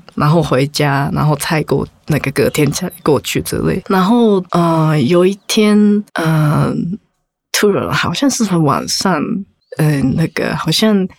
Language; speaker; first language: Chinese; non-native, fluent; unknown